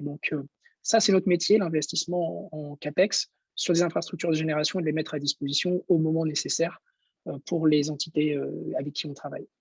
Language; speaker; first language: French; native; French